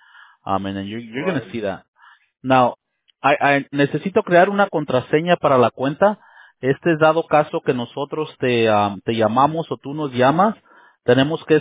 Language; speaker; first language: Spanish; early bilingual, heritage; Spanish